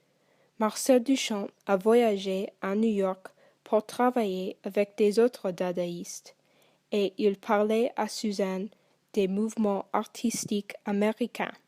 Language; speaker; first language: French; non-native, learner; English